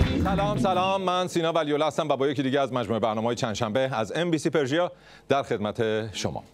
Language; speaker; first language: Persian; native; Persian